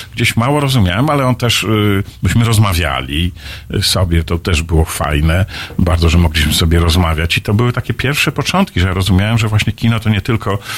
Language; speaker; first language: Polish; native; Polish